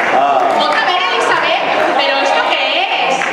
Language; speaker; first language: Spanish; native; Spanish